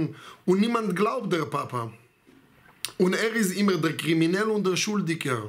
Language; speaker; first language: German; non-native, fluent; Hebrew